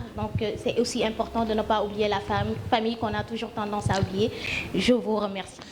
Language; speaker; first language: French; non-native, local second language; Wolof